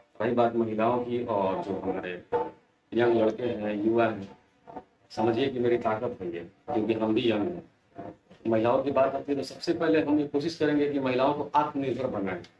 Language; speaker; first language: Hindi; native; Hindi